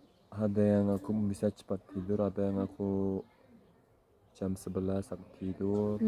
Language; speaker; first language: Indonesian; non-native, learner; Turkish